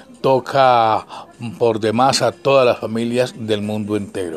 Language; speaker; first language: Spanish; native; Spanish